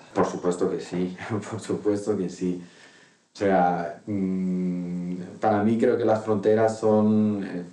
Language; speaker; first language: Spanish; non-native, fluent; Arabic